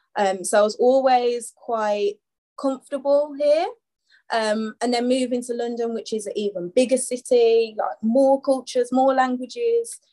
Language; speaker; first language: English; native; English